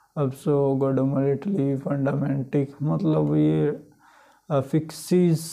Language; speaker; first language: Urdu; native; Urdu